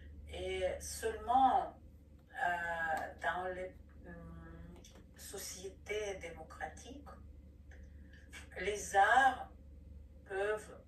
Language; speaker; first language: French; non-native, fluent; Ukrainian